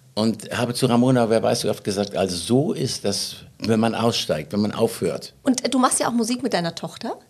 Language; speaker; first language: German; native; German